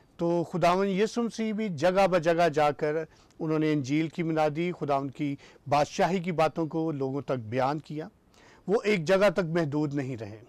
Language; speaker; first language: Urdu; non-native, local second language; Punjabi